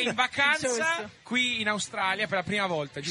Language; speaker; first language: Italian; native; Italian